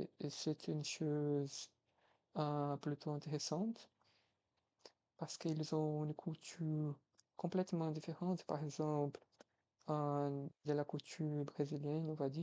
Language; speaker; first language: French; non-native, fluent; Portuguese